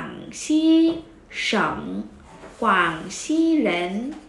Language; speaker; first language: Chinese; non-native, fluent; Vietnamese